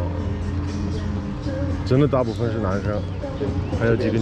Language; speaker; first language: Chinese; non-native, fluent; English